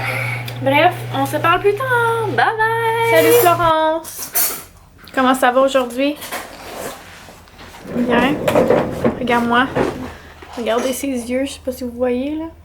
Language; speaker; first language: French; native; French